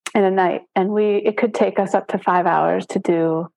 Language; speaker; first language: English; native; English